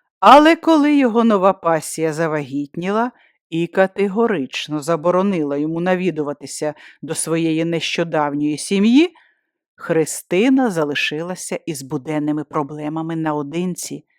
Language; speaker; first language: Ukrainian; native; Ukrainian